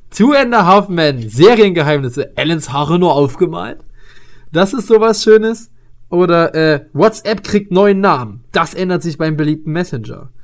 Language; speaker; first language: German; native; German